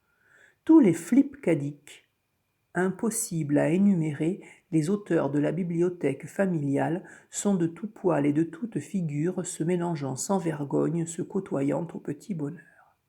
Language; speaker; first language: French; native; French